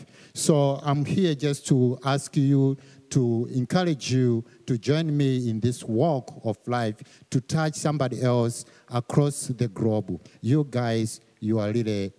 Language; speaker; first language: English; non-native, local second language; Nyanja